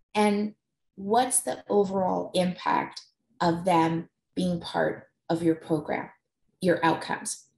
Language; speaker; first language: English; native; English